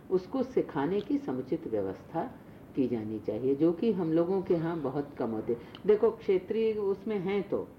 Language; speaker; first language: Hindi; native; Hindi